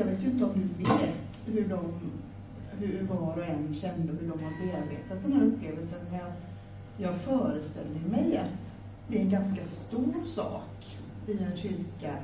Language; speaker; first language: Swedish; native; Swedish